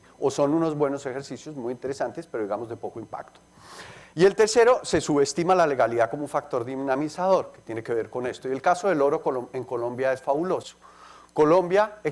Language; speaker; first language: Spanish; native; Spanish